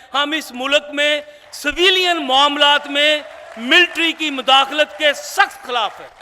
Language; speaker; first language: Urdu; non-native, local second language; Punjabi